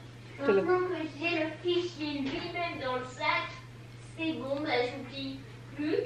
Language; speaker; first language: French; native; French